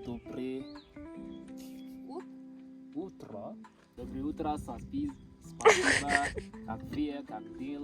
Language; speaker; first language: Russian; non-native, learner; Indonesian